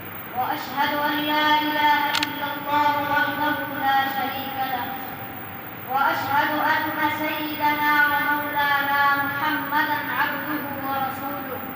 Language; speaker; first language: Arabic; non-native, learner; Urdu